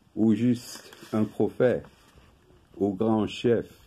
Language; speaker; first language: French; non-native, fluent; English